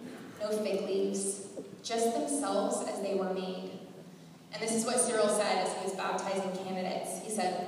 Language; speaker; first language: English; native; English